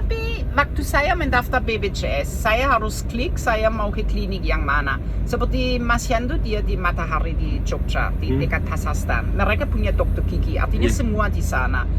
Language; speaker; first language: Indonesian; non-native, fluent; German